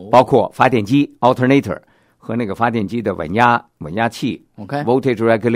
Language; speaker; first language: Chinese; native; Chinese